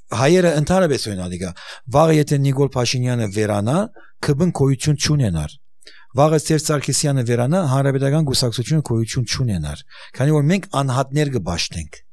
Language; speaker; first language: Armenian; early bilingual, heritage; Armenian